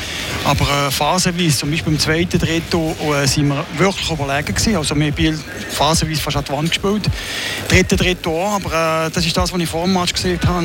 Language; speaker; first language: German; native; German